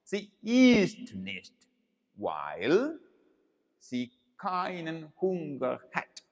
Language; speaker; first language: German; non-native, learner; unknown